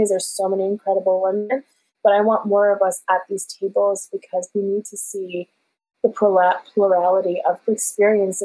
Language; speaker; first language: English; early bilingual, other home language; Persian